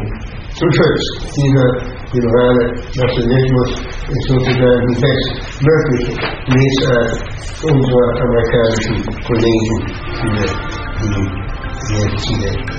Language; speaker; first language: German; native; German